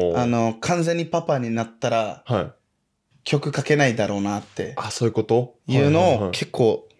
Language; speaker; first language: Japanese; early bilingual, other home language; Portuguese